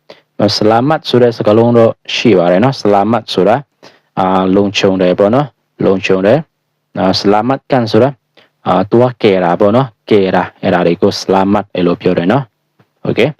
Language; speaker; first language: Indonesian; non-native, fluent; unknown